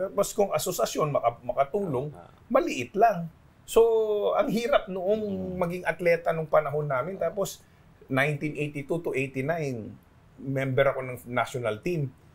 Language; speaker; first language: Filipino; non-native, local second language; Hiligaynon